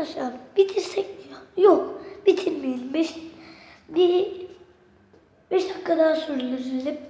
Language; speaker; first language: Turkish; native; Turkish